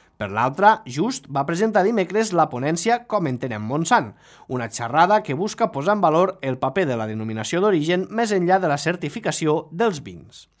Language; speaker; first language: Catalan; native; Catalan